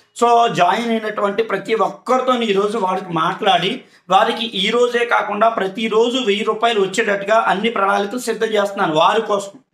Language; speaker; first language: Telugu; native; Telugu